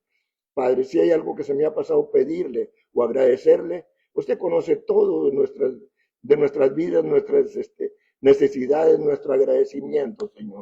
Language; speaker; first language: Spanish; native; Spanish